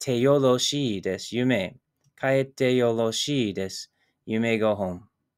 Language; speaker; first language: English; native; English